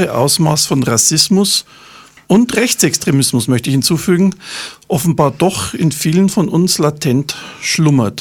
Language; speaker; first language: German; native; German